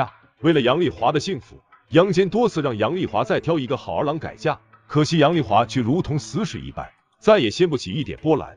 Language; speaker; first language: Chinese; native; Chinese